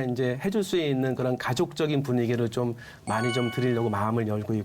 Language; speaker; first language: Korean; native; Korean